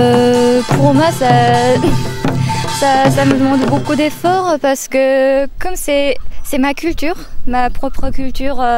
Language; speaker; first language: French; non-native, fluent; Korean